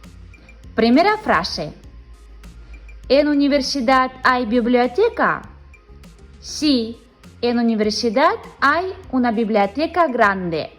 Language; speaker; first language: Spanish; non-native, fluent; Russian